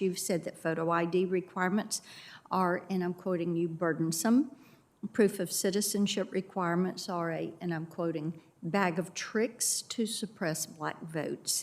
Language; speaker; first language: English; native; English